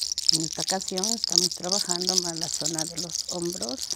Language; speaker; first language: Spanish; native; Spanish